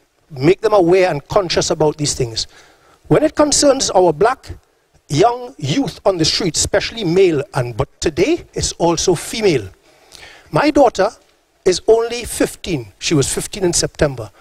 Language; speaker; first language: English; early bilingual, other home language; Norwegian